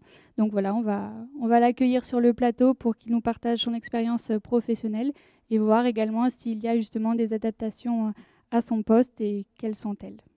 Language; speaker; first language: French; native; French